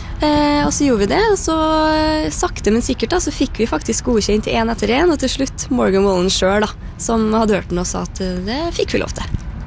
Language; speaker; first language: Norwegian; native; Norwegian